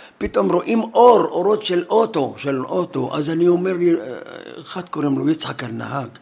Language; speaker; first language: Hebrew; non-native, fluent; Arabic